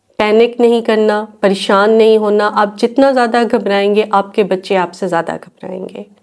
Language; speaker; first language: Urdu; native; Urdu